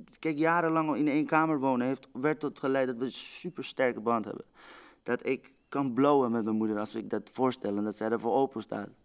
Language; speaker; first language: Dutch; early bilingual, other home language; Persian